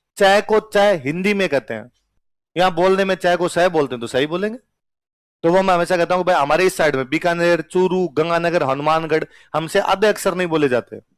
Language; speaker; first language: Hindi; non-native, local second language; Punjabi